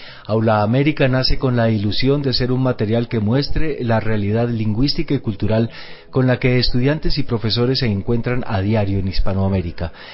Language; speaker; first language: Spanish; native; Spanish